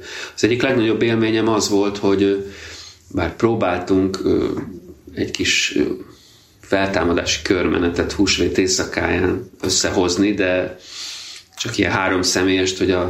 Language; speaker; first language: Hungarian; native; Hungarian